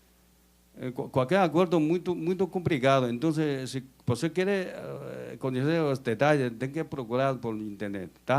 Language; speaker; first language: Spanish; non-native, fluent; Chinese